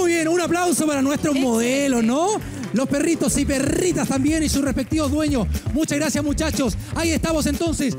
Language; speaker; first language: Spanish; native; Spanish